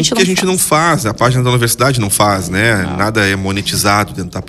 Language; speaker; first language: Portuguese; native; Portuguese